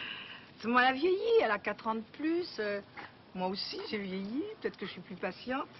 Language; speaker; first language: French; native; French